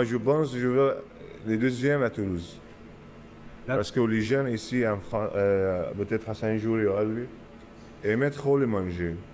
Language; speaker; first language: French; non-native, learner; Arabic